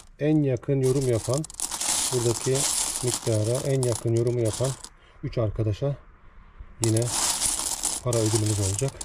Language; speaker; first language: Turkish; native; Turkish